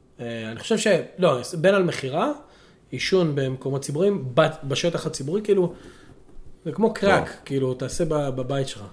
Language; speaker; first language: Hebrew; native; Hebrew